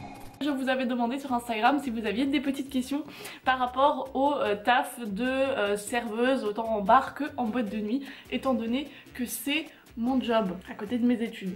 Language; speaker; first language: French; native; French